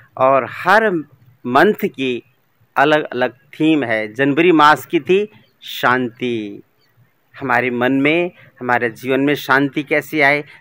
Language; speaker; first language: Hindi; native; Hindi